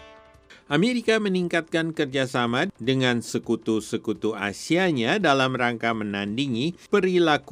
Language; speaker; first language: Indonesian; native; Indonesian